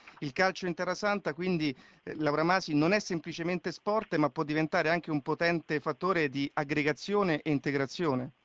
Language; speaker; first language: Italian; native; Italian